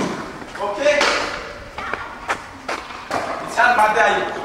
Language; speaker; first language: Danish; native; Danish